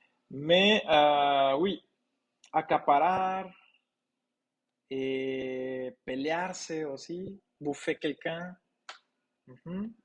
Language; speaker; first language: French; non-native, fluent; Spanish